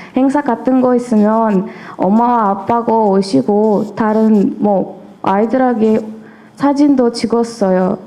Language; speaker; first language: Korean; non-native, learner; Uzbek